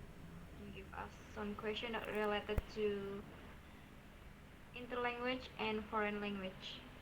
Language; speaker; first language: English; non-native, learner; Indonesian